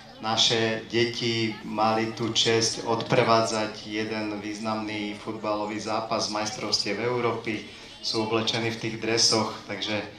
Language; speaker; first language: Slovak; native; Slovak